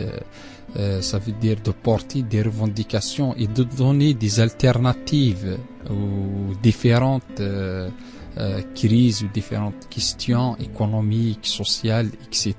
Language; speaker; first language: French; non-native, local second language; Arabic